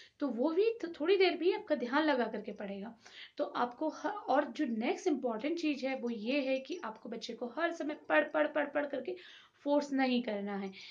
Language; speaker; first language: Hindi; native; Hindi